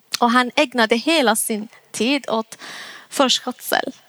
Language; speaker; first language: Swedish; non-native, fluent; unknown